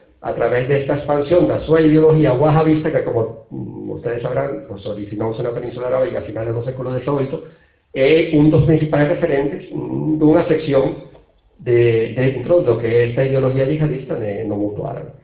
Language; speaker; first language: Spanish; native; Spanish